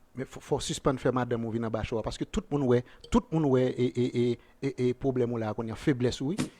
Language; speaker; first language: Haitian Creole; native; Haitian Creole